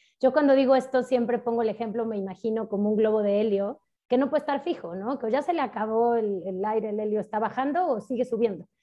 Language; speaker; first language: Spanish; native; Spanish